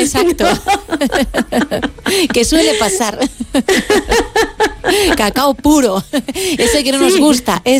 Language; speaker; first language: Spanish; native; Spanish